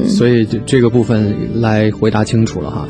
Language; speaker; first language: Chinese; native; Chinese